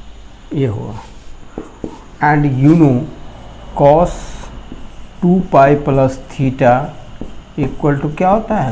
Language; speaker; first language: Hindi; native; Hindi